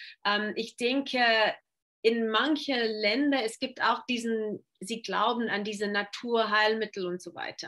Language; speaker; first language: German; non-native, fluent; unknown